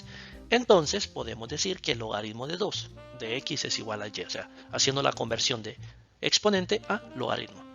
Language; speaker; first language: Spanish; native; Spanish